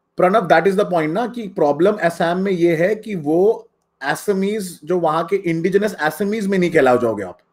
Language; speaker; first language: Hindi; native; Hindi